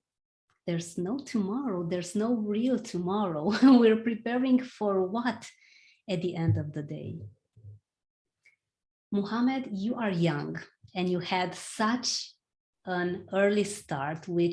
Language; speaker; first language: English; non-native, fluent; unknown